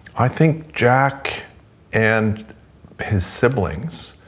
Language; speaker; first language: English; non-native, fluent; Swedish